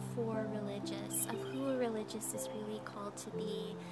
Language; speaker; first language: English; native; English